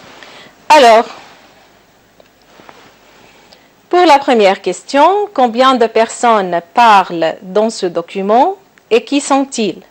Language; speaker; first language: French; non-native, local second language; Arabic